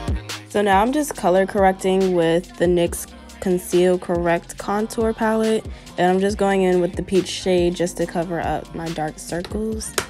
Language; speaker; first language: English; native; English